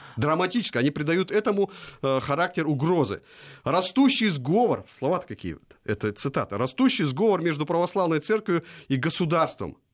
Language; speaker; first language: Russian; native; Russian